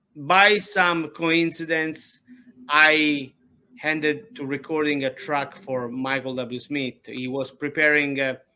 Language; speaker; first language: English; non-native, learner; Italian